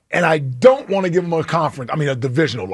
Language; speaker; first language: English; native; English